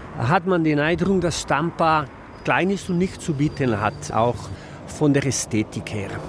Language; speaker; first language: German; non-native, local second language; Italian